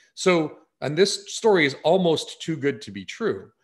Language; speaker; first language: English; native; English